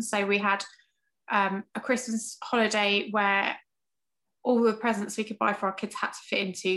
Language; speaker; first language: English; native; English